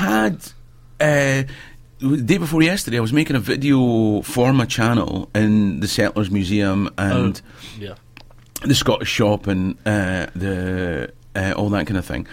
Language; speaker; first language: English; native; English